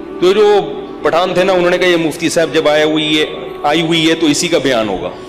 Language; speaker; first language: Urdu; native; Urdu